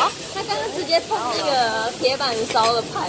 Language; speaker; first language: Chinese; non-native, fluent; English